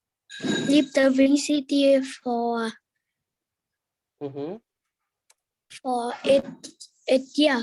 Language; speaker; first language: English; non-native, learner; Vietnamese